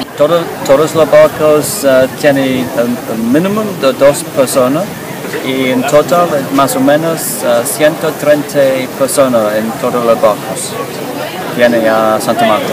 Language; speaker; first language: Spanish; non-native, learner; English